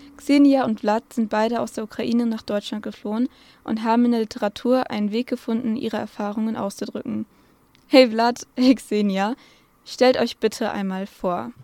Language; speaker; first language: German; native; German